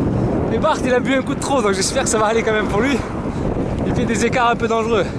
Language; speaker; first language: French; native; French